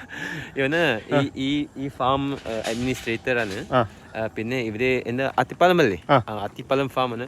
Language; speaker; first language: Malayalam; non-native, learner; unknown